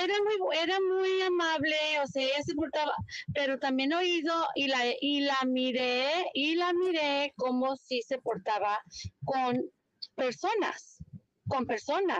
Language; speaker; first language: Spanish; early bilingual, heritage; Spanish